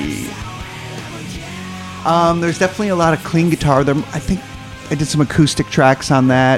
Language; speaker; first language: English; native; English